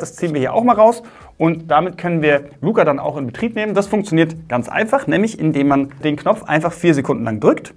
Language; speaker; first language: German; native; German